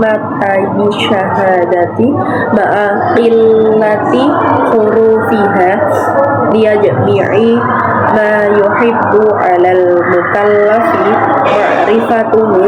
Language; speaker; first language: Arabic; non-native, learner; Indonesian